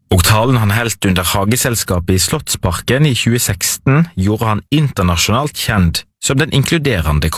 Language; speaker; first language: Norwegian; native; Norwegian